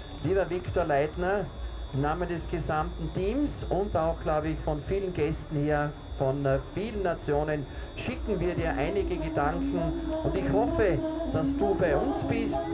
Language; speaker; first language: German; native; German